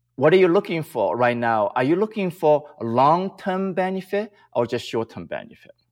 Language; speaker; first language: English; non-native, fluent; Chinese